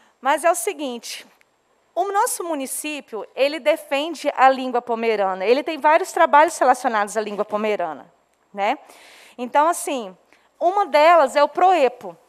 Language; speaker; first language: Portuguese; non-native, local second language; Low German